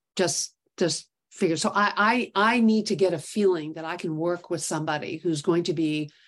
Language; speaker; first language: English; native; English